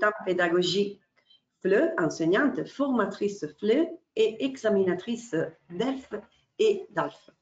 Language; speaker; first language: French; non-native, fluent; Italian